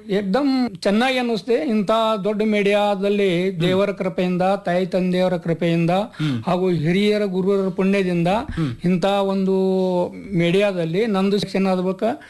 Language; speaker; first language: Kannada; native; Kannada